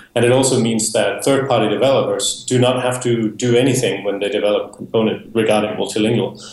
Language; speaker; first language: English; non-native, fluent; Danish